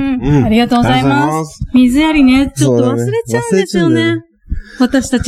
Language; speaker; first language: Japanese; native; Japanese